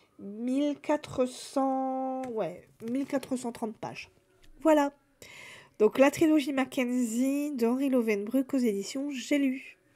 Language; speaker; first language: French; native; French